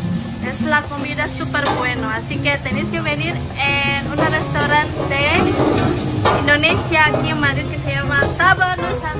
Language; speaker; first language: Spanish; non-native, learner; Indonesian